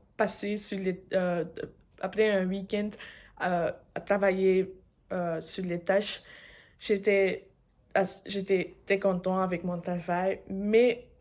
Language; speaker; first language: French; non-native, learner; English